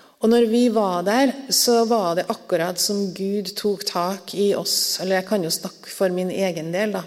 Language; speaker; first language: Norwegian; native; Norwegian